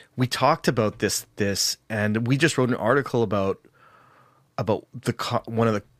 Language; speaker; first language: English; native; English